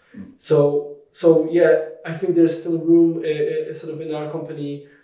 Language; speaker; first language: English; non-native, fluent; Polish